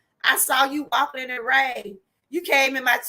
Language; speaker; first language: English; native; English